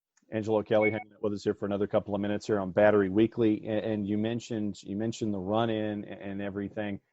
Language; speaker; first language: English; native; English